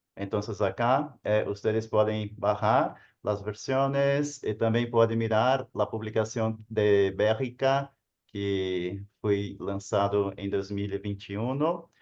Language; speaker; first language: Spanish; non-native, fluent; Portuguese